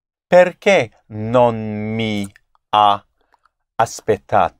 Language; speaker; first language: Italian; non-native, learner; English